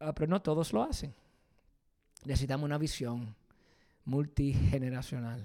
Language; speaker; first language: Spanish; early bilingual, heritage; Spanish